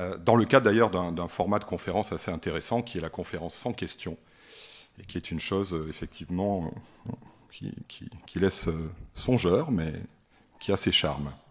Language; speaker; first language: French; native; French